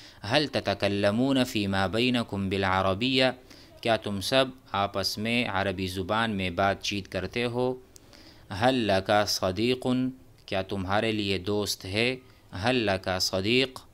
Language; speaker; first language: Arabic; non-native, fluent; Urdu